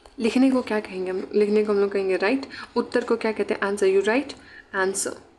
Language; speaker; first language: Hindi; non-native, local second language; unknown